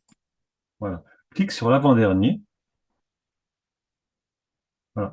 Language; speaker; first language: French; native; French